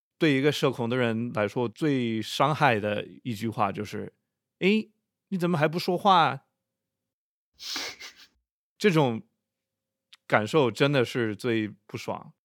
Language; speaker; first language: Chinese; non-native, fluent; English